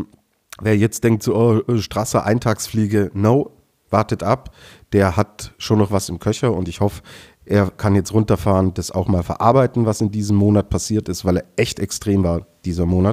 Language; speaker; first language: German; native; German